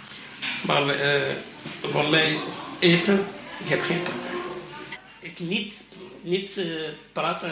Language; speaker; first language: Dutch; non-native, learner; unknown